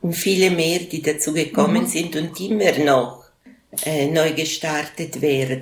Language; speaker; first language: German; non-native, local second language; Italian